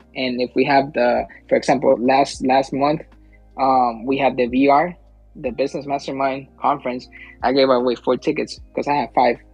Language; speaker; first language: English; early bilingual, other home language; Spanish